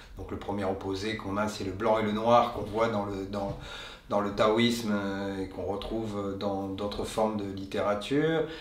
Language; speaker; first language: French; native; French